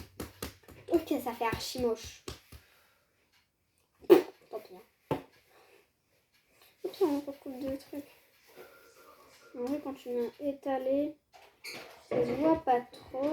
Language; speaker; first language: French; native; French